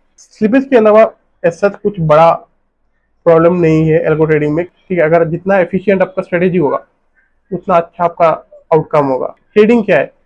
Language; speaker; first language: Hindi; non-native, local second language; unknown